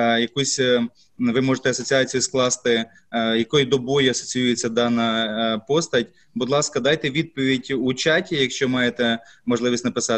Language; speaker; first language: Ukrainian; native; Ukrainian